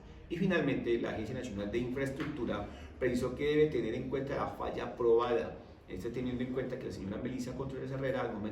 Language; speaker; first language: Spanish; native; Spanish